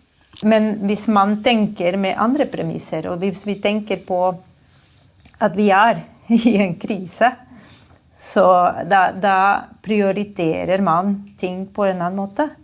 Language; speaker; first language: Norwegian; non-native, fluent; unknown